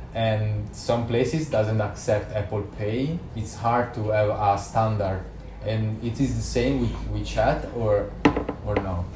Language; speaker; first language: English; non-native, fluent; Italian